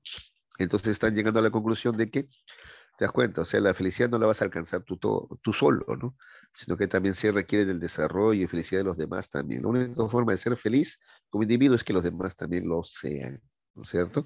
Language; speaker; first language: Spanish; native; Spanish